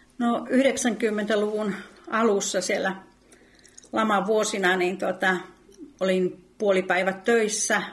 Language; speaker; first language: Finnish; native; Finnish